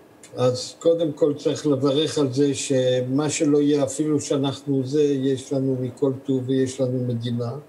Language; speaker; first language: Hebrew; early bilingual, other home language; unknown